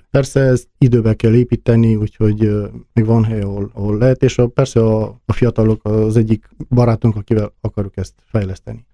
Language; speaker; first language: Hungarian; non-native, local second language; Romanian